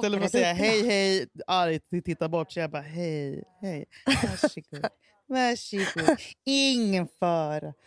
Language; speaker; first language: Swedish; native; Swedish